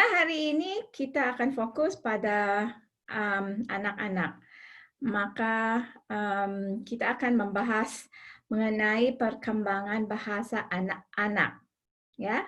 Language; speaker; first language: Indonesian; non-native, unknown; English